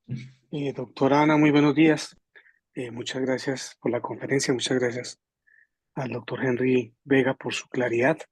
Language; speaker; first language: Spanish; native; Spanish